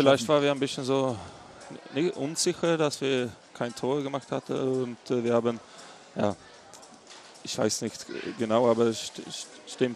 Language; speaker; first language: German; non-native, fluent; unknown